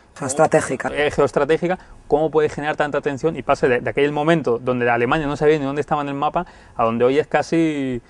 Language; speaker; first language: Spanish; native; Spanish